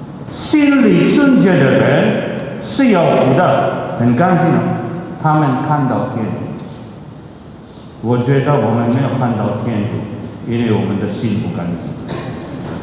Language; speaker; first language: Chinese; non-native, fluent; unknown